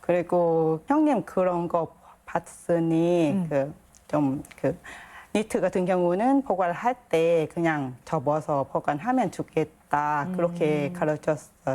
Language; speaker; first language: Korean; non-native, learner; Thai